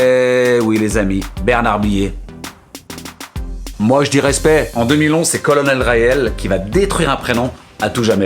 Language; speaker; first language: French; native; French